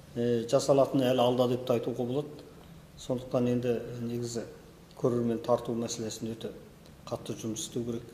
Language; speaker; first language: Kazakh; native; Kazakh